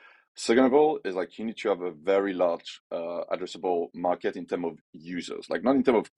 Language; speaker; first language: English; non-native, fluent; French